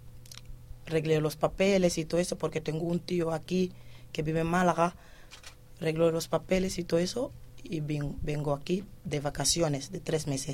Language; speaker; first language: Spanish; non-native, fluent; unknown